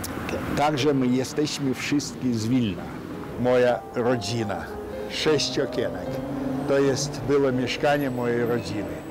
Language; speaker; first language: Polish; non-native, local second language; Yiddish